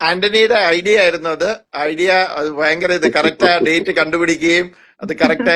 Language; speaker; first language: Malayalam; native; Malayalam